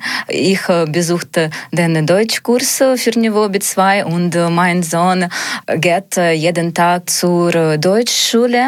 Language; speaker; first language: German; non-native, learner; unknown